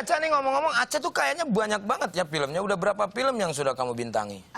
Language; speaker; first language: Indonesian; native; Indonesian